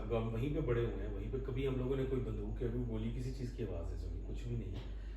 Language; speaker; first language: Urdu; non-native, local second language; Punjabi